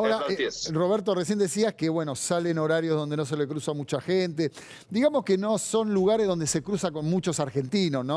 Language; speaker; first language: Spanish; native; Spanish